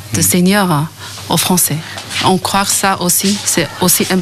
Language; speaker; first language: French; non-native, learner; Chinese